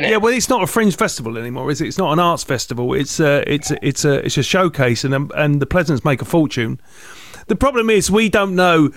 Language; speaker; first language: English; native; English